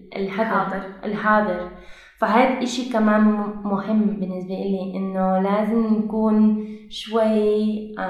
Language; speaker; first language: Arabic; non-native, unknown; Dutch